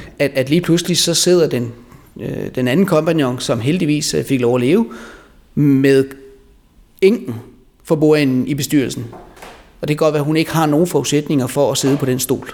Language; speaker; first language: Danish; native; Danish